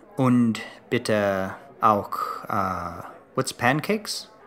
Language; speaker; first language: German; non-native, learner; English